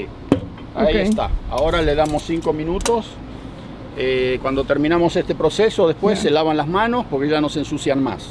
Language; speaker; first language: Spanish; native; Spanish